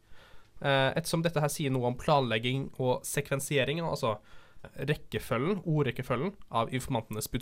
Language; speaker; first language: Norwegian; native; Norwegian